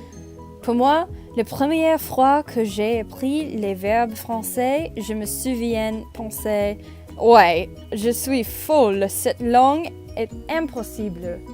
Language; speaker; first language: French; non-native, fluent; English